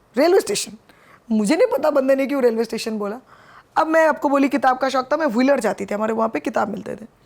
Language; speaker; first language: Hindi; non-native, local second language; Bangla